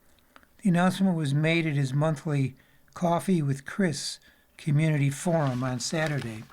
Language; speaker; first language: English; native; English